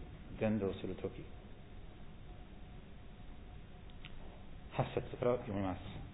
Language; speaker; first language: Japanese; non-native, fluent; English